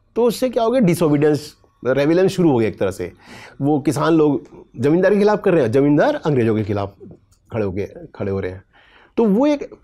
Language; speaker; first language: Hindi; native; Hindi